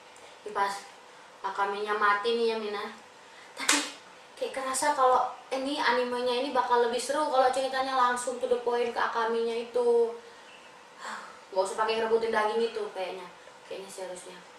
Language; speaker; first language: Indonesian; native; Indonesian